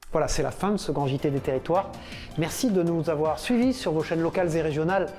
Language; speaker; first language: French; native; French